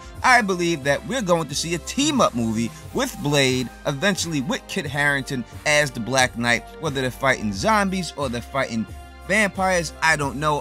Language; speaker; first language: English; native; English